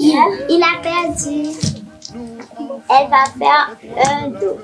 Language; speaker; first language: French; non-native, local second language; Haitian Creole